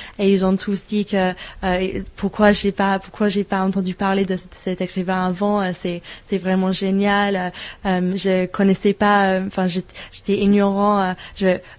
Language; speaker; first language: French; non-native, fluent; English